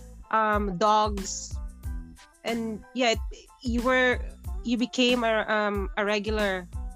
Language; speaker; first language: English; non-native, local second language; Cebuano